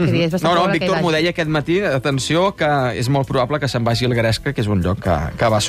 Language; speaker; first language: Catalan; native; Catalan